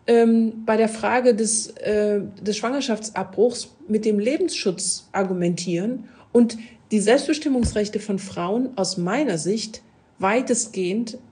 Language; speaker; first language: German; native; German